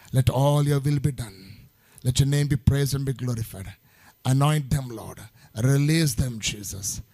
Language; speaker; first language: English; non-native, local second language; Telugu